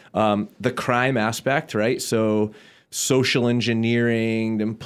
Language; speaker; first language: English; native; English